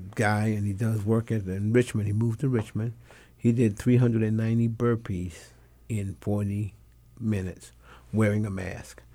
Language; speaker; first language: English; non-native, fluent; Spanish